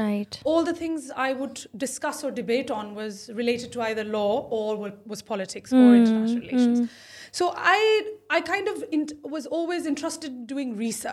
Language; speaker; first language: English; non-native, local second language; Urdu